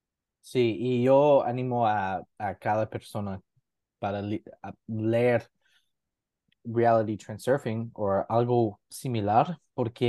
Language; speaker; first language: Spanish; non-native, learner; English